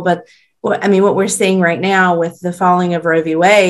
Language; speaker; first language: English; native; English